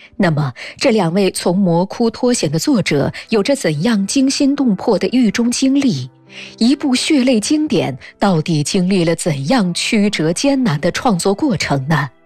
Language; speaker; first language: Chinese; native; Chinese